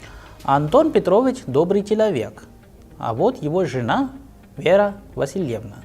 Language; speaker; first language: Russian; non-native, fluent; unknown